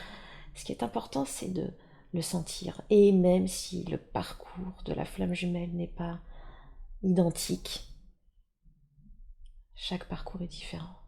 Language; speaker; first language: French; native; French